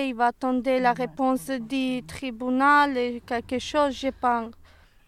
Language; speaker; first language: French; non-native, learner; Serbian